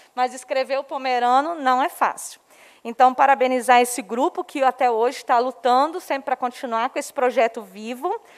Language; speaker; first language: Portuguese; non-native, local second language; Low German